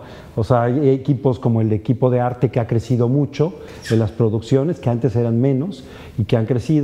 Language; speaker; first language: Spanish; native; Spanish